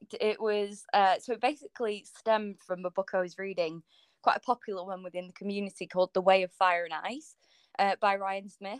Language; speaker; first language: English; native; English